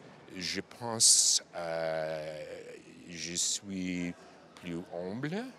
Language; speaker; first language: French; non-native, learner; English